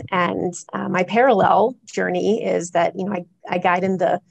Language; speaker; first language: English; native; English